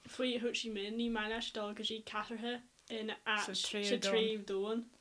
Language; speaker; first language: Irish; non-native, local second language; English